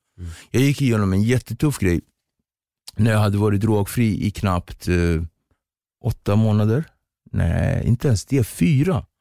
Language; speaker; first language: Swedish; early bilingual, other home language; Kabuverdianu